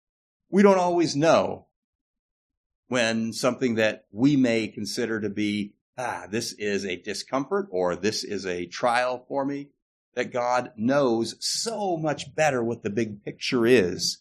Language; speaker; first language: English; native; English